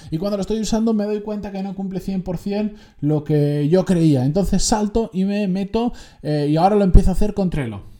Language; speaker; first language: Spanish; native; Spanish